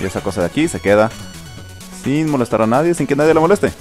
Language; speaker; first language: Spanish; native; Spanish